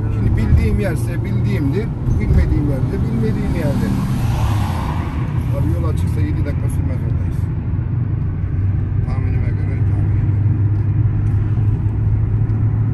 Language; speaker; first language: Turkish; native; Turkish